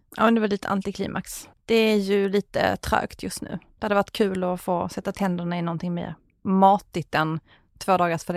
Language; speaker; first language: Swedish; native; Swedish